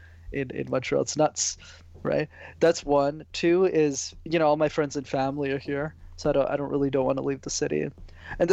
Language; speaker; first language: English; native; English